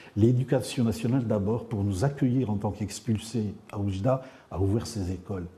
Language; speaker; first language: French; non-native, local second language; Arabic